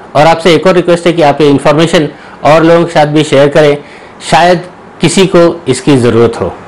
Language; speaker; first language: Hindi; native; Hindi